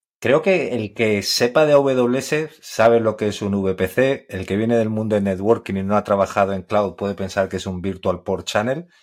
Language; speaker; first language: Spanish; native; Spanish